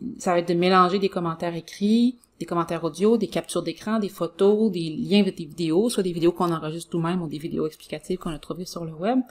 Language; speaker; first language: French; native; French